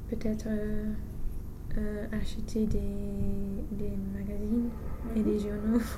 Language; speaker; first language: French; non-native, learner; English